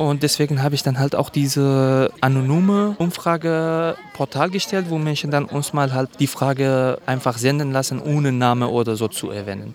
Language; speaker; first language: German; non-native, fluent; Kurdish